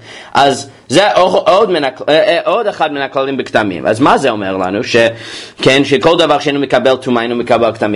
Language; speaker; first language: Hebrew; non-native, fluent; English